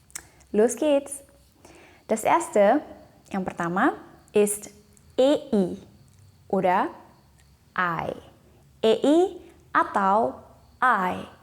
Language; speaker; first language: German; non-native, fluent; Indonesian